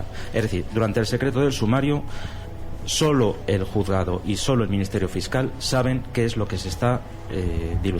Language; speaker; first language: Spanish; native; Spanish